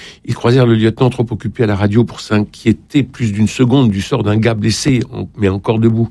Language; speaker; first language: French; native; French